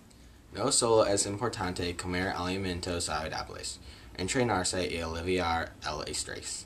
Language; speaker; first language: Spanish; non-native, learner; English